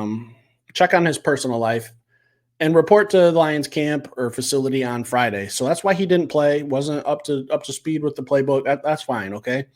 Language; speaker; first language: English; native; English